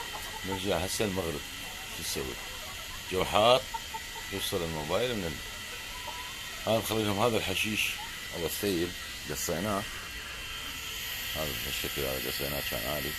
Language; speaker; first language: Arabic; native; Arabic